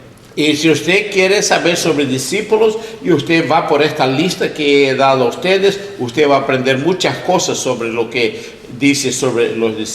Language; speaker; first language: Spanish; non-native, learner; English